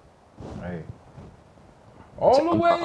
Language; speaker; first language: English; native; English